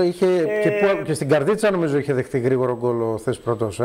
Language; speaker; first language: Greek; native; Greek